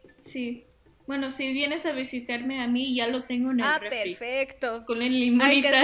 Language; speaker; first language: Spanish; early bilingual, heritage; Spanish